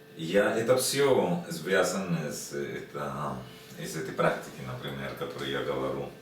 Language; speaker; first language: Russian; non-native, learner; Spanish